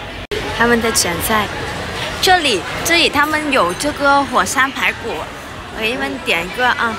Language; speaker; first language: Chinese; non-native, fluent; Vietnamese